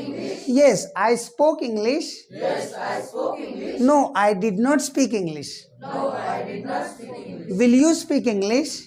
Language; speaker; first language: English; non-native, local second language; Marathi